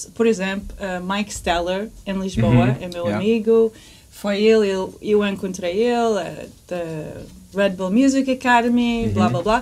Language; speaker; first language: Portuguese; early bilingual, heritage; English